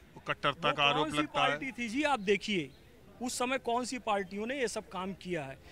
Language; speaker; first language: Hindi; native; Hindi